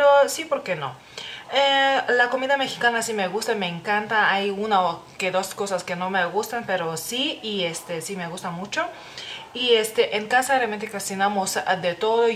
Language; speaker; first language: Spanish; non-native, fluent; Lithuanian